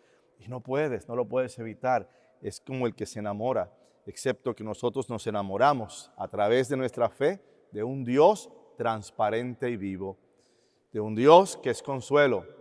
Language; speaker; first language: Spanish; native; Spanish